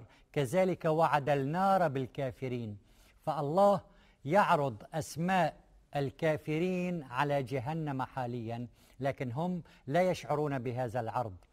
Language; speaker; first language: Arabic; native; Arabic